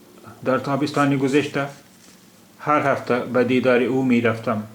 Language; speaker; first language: Persian; non-native, fluent; Urdu